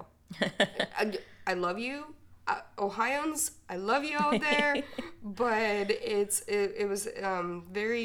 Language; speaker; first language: English; non-native, fluent; Ukrainian